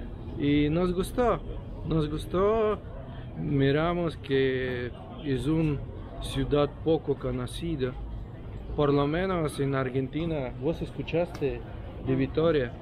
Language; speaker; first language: Spanish; non-native, fluent; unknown